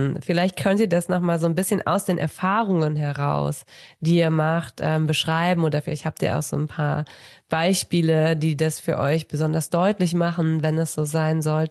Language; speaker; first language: German; native; German